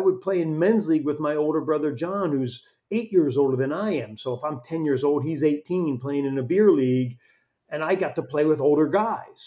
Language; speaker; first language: English; native; English